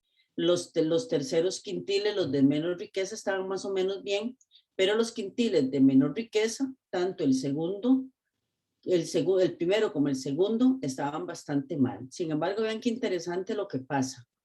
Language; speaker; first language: Spanish; native; Spanish